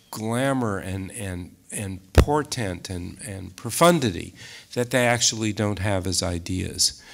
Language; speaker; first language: English; native; English